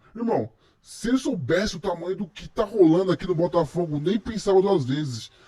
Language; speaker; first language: Portuguese; native; Portuguese